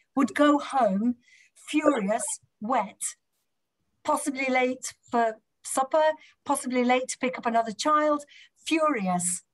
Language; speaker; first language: English; native; English